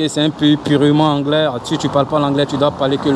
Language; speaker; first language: French; native; French